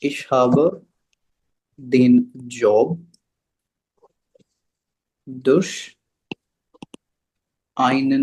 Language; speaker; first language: German; non-native, fluent; Hindi